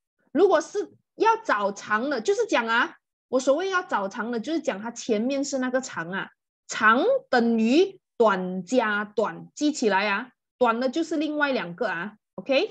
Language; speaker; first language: Chinese; native; Chinese